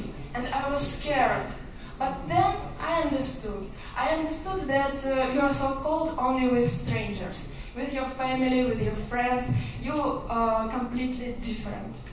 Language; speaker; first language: English; non-native, learner; Russian